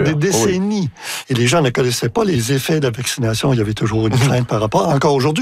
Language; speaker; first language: French; native; French